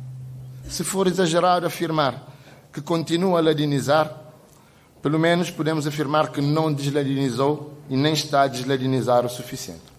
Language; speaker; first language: Portuguese; non-native, local second language; Kabuverdianu